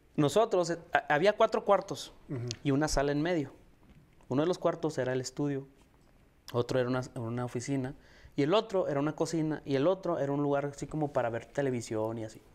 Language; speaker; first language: Spanish; native; Spanish